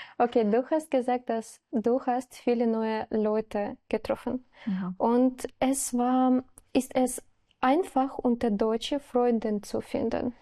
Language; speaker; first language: German; non-native, learner; Spanish